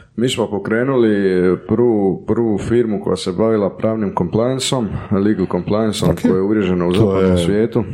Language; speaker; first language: Croatian; native; Croatian